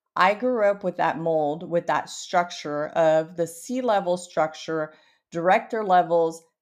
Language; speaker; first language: English; early bilingual, other home language; Portuguese